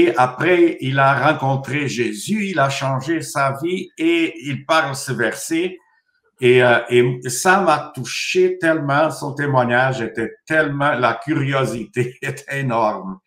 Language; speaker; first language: French; non-native, fluent; Portuguese